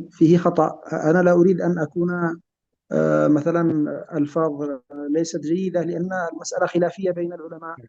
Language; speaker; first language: Arabic; native; Arabic